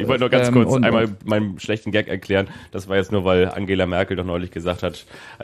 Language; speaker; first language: German; native; German